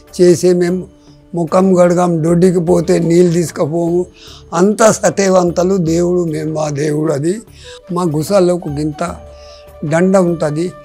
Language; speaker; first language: Telugu; non-native, local second language; Gondi